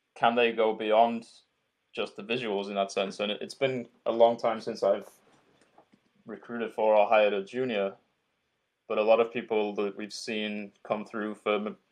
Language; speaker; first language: English; native; English